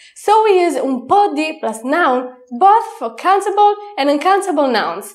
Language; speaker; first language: English; non-native, fluent; Italian